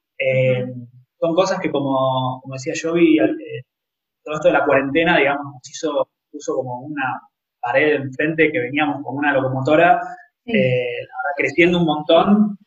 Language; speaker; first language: Spanish; native; Spanish